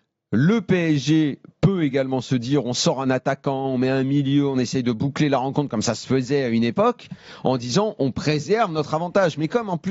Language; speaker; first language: French; native; French